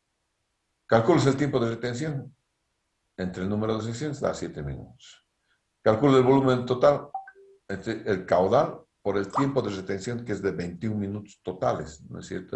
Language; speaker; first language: Spanish; native; Spanish